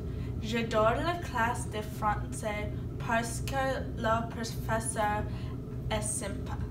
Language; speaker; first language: French; non-native, learner; English